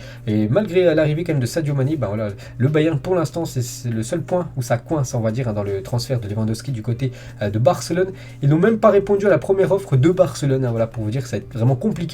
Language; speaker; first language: French; native; French